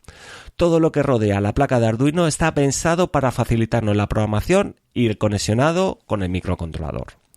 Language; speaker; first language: Spanish; native; Spanish